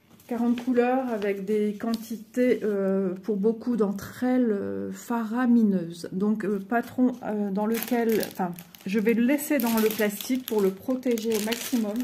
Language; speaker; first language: French; native; French